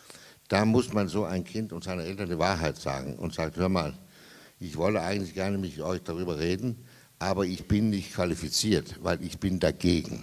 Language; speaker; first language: German; non-native, fluent; Danish